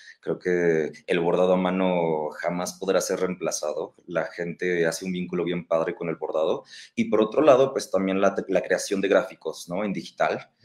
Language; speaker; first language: Spanish; native; Spanish